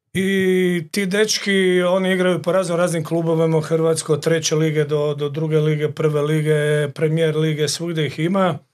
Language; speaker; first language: Croatian; native; Croatian